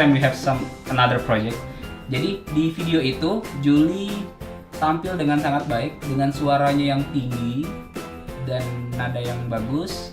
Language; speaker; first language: Indonesian; native; Indonesian